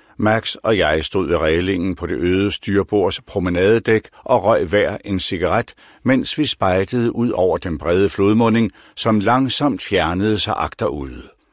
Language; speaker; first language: Danish; native; Danish